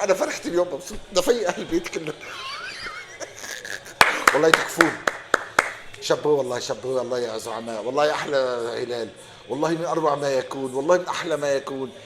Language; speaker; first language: Arabic; native; Arabic